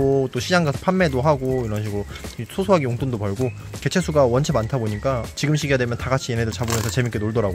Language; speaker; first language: Korean; native; Korean